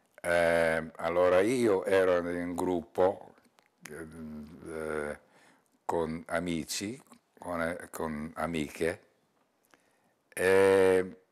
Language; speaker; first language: Italian; non-native, learner; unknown